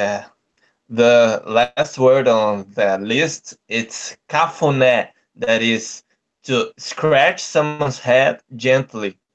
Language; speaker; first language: English; non-native, learner; Portuguese